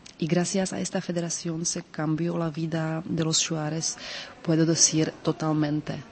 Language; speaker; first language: Spanish; non-native, fluent; Czech